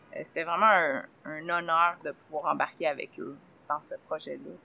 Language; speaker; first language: French; native; French